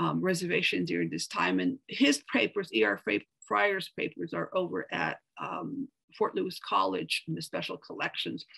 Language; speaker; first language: English; native; English